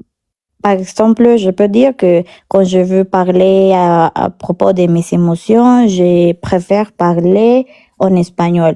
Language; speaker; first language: French; non-native, learner; Spanish